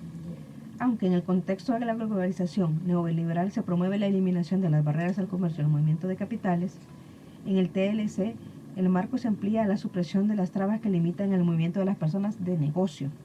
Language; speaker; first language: Spanish; native; Spanish